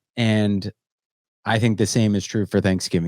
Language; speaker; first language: English; native; English